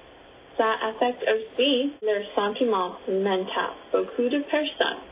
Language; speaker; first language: French; non-native, learner; English